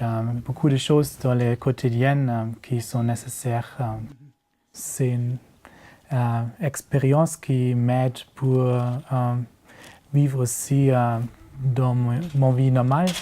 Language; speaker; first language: French; non-native, learner; German